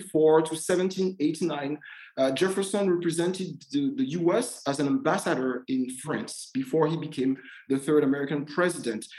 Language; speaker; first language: English; non-native, fluent; French